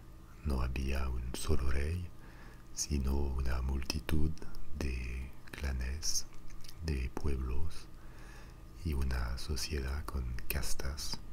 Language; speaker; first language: Spanish; non-native, fluent; French